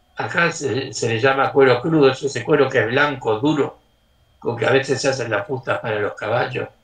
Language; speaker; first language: Spanish; native; Spanish